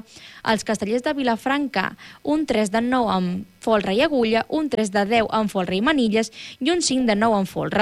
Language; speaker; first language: Catalan; native; Catalan